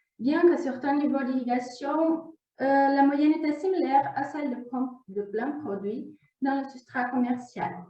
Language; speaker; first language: French; non-native, fluent; Portuguese